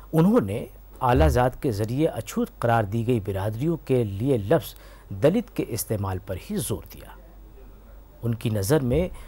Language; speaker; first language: Urdu; native; Urdu